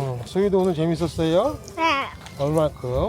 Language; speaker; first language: Korean; native; Korean